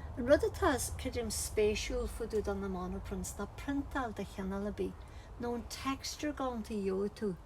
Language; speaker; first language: Irish; native; Irish